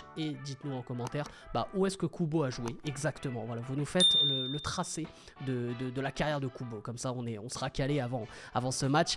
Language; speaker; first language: French; native; French